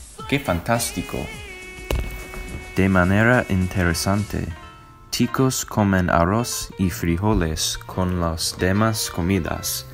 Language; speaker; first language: Spanish; non-native, learner; English